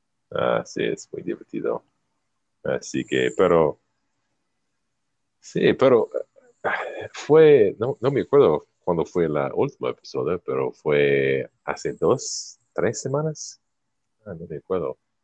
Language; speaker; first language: Spanish; non-native, learner; English